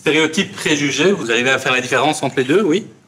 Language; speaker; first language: French; native; French